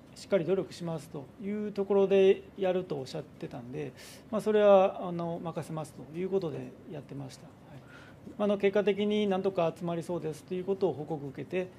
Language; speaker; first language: Japanese; native; Japanese